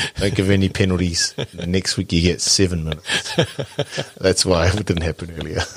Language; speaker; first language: English; native; English